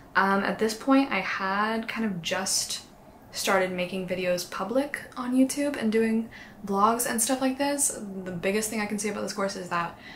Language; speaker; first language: English; native; English